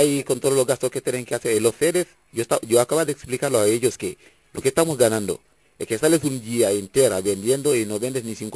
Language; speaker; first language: Spanish; non-native, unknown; Wolof